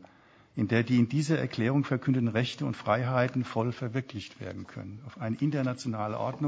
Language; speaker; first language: German; native; German